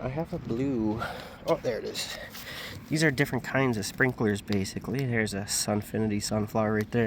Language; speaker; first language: English; native; English